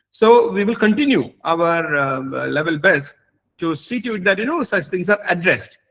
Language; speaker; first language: English; non-native, local second language; Malayalam